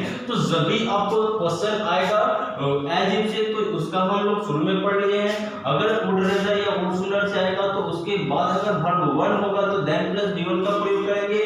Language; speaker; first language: Hindi; native; Hindi